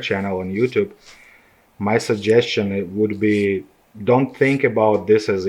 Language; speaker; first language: English; non-native, fluent; Ukrainian